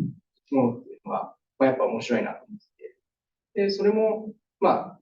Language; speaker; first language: Japanese; native; Japanese